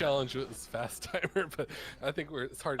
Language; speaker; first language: English; native; English